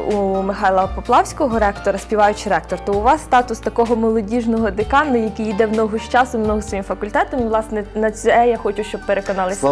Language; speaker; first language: Ukrainian; native; Ukrainian